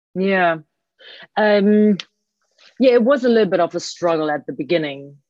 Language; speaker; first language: English; early bilingual, other home language; Cantonese